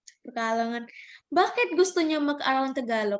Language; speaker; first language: Filipino; non-native, fluent; Indonesian